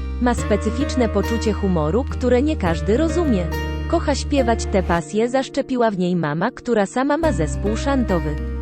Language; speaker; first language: Polish; native; Polish